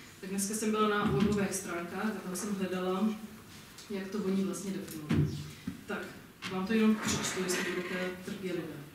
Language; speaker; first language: Czech; non-native, fluent; English